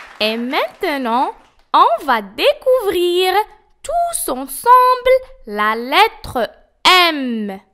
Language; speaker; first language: French; non-native, local second language; Arabic